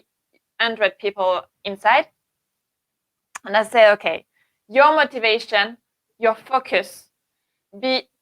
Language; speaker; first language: English; non-native, learner; French